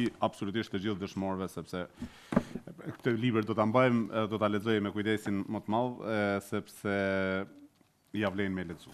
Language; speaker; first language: Albanian; native; Albanian